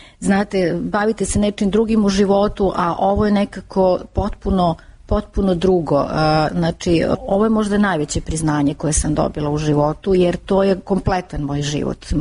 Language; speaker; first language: Serbian; native; Serbian